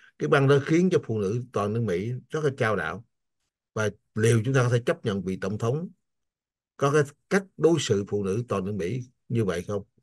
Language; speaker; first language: Vietnamese; native; Vietnamese